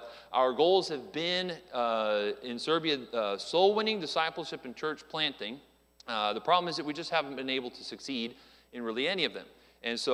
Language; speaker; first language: English; native; English